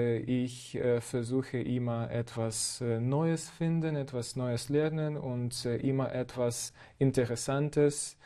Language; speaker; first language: German; non-native, fluent; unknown